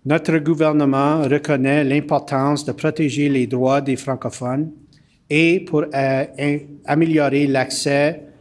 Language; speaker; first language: French; early bilingual, heritage; French